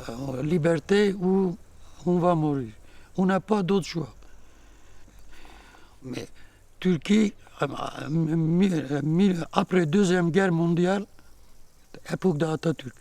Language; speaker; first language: French; non-native, learner; Kurdish